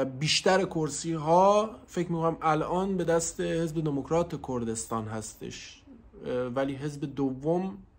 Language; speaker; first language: Persian; non-native, local second language; Central Kurdish